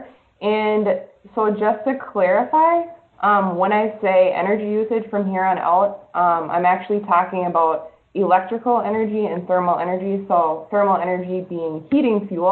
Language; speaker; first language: English; native; English